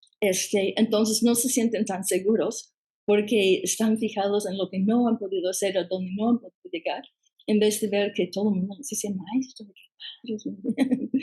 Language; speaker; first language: Spanish; non-native, fluent; English